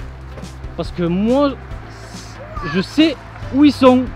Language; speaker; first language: French; native; French